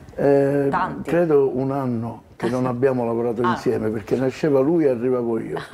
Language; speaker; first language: Italian; native; Italian